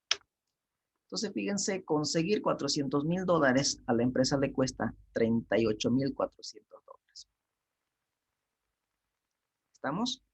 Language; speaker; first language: Spanish; native; Spanish